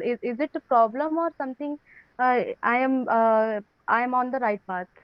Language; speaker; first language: English; non-native, learner; Hindi